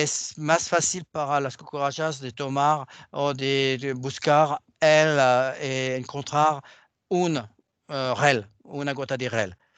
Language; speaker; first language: Spanish; non-native, fluent; French